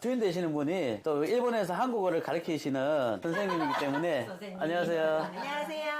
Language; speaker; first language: Korean; native; Korean